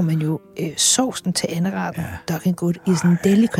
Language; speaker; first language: Danish; native; Danish